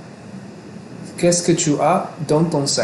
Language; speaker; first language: French; non-native, fluent; Malay